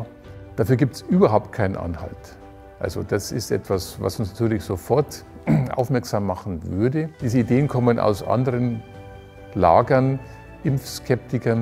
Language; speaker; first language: German; native; German